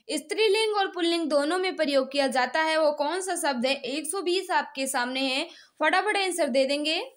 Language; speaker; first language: Hindi; native; Hindi